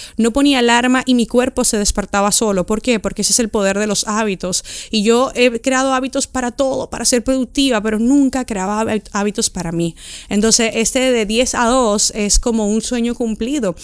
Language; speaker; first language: Spanish; native; Spanish